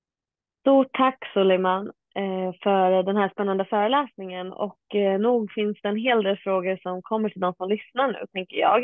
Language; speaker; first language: Swedish; native; Swedish